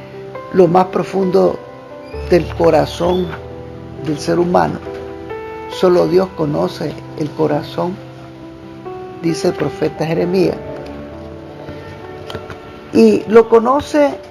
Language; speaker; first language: Spanish; native; Spanish